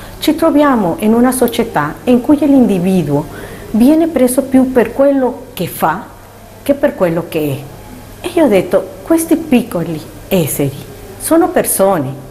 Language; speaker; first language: Italian; non-native, fluent; Spanish